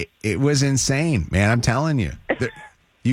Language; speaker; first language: English; native; English